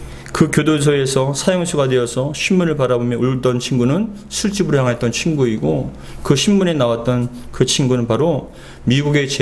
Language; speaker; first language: Korean; native; Korean